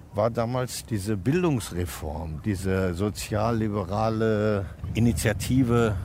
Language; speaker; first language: German; native; German